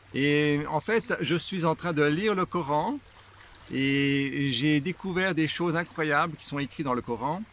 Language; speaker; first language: French; native; French